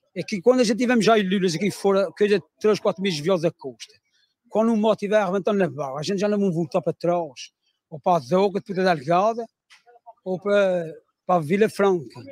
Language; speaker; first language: Portuguese; native; Portuguese